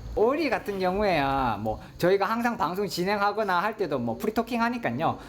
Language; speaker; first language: Korean; native; Korean